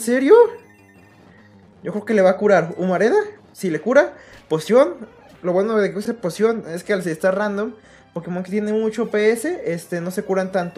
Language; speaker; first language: Spanish; native; Spanish